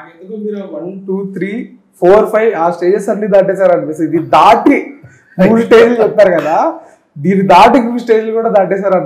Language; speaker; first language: Telugu; native; Telugu